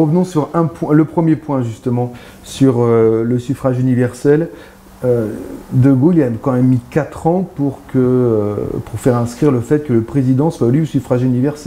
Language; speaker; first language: French; native; French